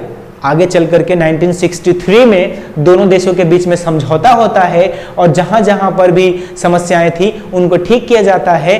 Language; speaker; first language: Hindi; native; Hindi